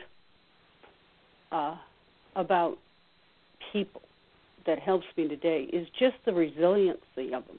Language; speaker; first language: English; native; English